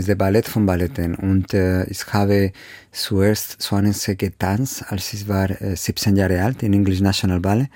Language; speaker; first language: German; non-native, fluent; Spanish